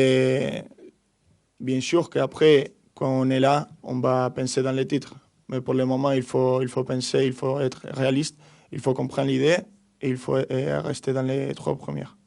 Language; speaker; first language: French; non-native, fluent; Spanish